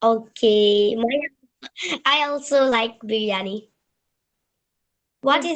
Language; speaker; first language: English; non-native, learner; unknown